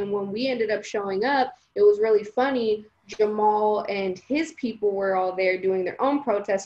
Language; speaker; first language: English; early bilingual, other home language; Spanish